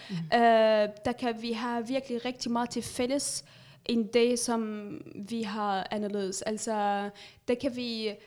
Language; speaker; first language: Danish; non-native, fluent; Arabic